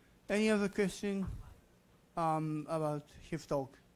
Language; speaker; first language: English; non-native, learner; Japanese